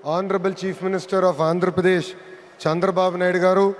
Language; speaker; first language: Hindi; non-native, local second language; Telugu